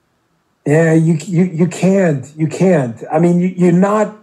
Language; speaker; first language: English; native; English